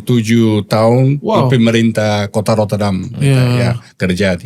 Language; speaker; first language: Indonesian; non-native, learner; Dutch